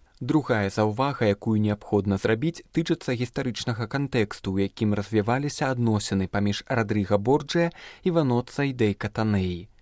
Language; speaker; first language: Belarusian; native; Belarusian